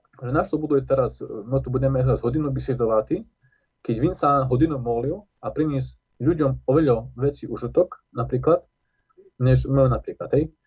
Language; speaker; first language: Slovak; non-native, local second language; Rusyn